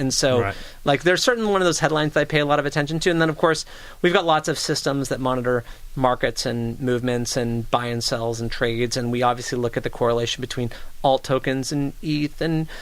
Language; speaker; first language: English; native; English